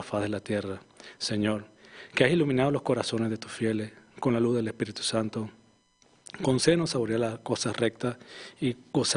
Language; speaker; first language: Spanish; native; Spanish